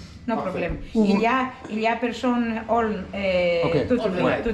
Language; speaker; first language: French; non-native, learner; Greek